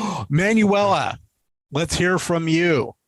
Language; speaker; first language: English; native; English